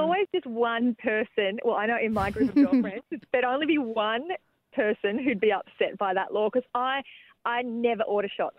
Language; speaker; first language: English; native; English